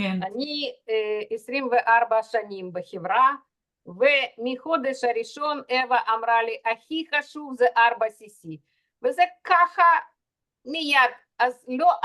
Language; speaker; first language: Hebrew; non-native, fluent; Russian